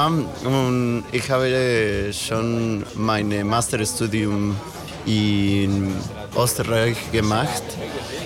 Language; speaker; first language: German; non-native, learner; Spanish